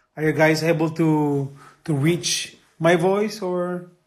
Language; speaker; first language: English; non-native, fluent; Italian